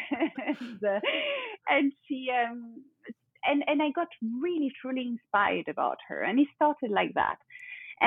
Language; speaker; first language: English; non-native, fluent; French